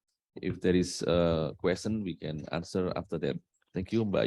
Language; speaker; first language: English; non-native, learner; Indonesian